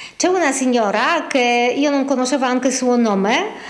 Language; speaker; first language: Italian; non-native, fluent; Polish